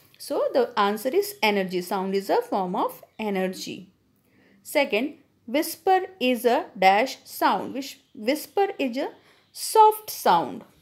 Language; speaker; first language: English; non-native, local second language; Hindi